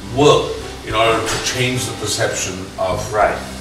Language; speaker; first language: English; non-native, local second language; Punjabi